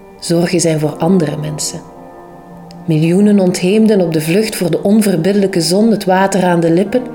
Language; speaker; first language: Dutch; native; Dutch